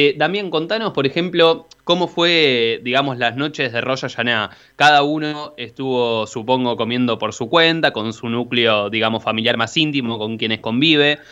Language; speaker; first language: Spanish; native; Spanish